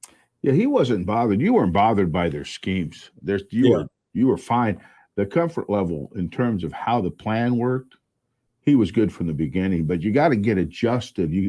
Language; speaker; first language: English; native; English